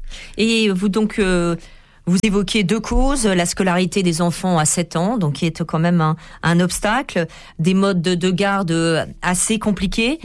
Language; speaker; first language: French; native; French